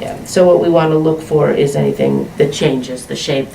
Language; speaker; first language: English; native; English